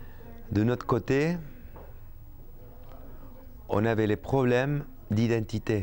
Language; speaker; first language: French; non-native, fluent; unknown